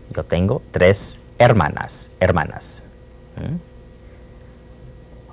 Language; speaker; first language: Spanish; non-native, fluent; English